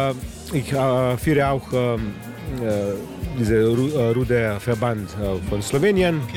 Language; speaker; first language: German; non-native, learner; Slovenian